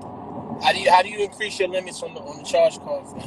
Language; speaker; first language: English; native; English